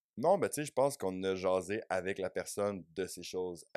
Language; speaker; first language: French; native; French